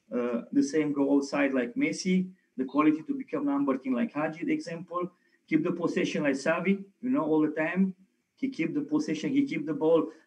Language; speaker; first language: English; non-native, fluent; Romanian